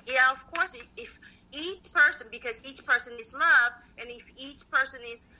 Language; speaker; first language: English; non-native, fluent; Japanese